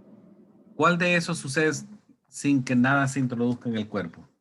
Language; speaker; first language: Spanish; native; Spanish